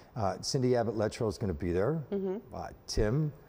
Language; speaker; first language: English; native; English